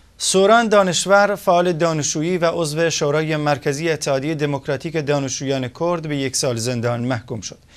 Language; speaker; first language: Persian; non-native, local second language; Central Kurdish